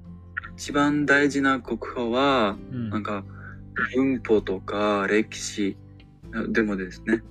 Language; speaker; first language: Japanese; non-native, learner; Ukrainian